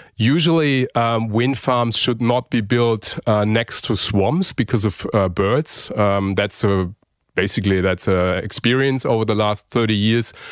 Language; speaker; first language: English; non-native, fluent; German